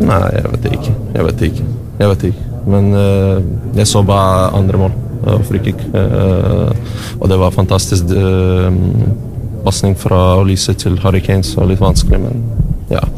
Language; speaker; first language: Norwegian; non-native, learner; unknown